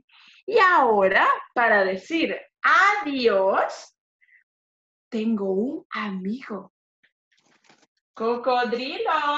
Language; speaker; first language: Spanish; non-native, fluent; English